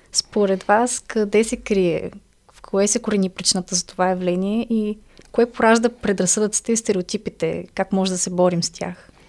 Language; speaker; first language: Bulgarian; native; Bulgarian